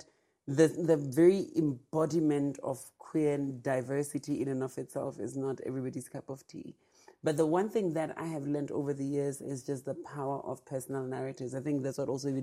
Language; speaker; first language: English; non-native, local second language; Tswana